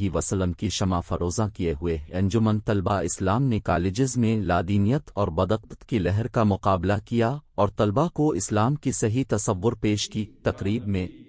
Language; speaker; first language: Urdu; non-native, local second language; Punjabi